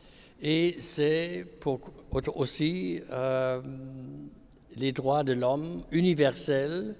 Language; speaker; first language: French; non-native, fluent; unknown